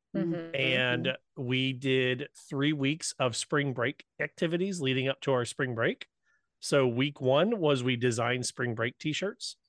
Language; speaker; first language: English; native; English